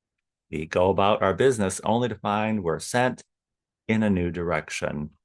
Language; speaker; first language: English; native; English